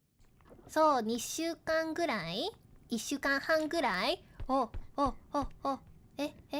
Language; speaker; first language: Japanese; non-native, learner; English